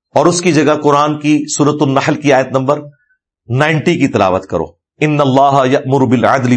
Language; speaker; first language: Urdu; non-native, local second language; Punjabi